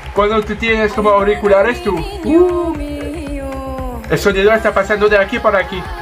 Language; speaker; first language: Spanish; non-native, learner; French